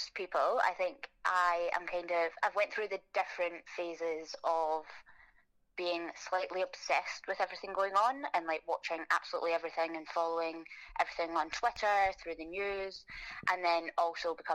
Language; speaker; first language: English; native; English